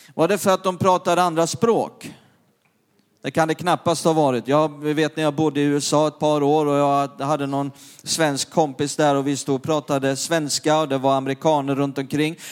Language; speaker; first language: Swedish; native; Swedish